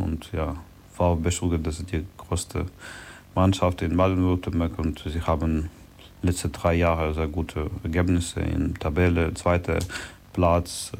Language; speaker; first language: German; non-native, learner; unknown